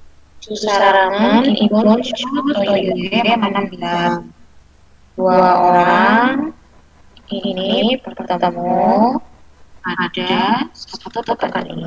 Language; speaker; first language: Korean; non-native, learner; Indonesian